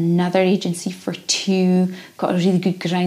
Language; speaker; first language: English; native; English